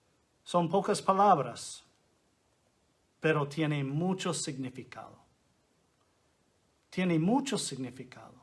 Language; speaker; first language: Spanish; non-native, fluent; English